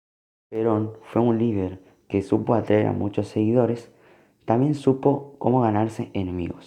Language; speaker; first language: Spanish; native; Spanish